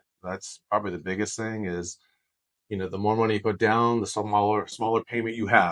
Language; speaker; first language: English; native; English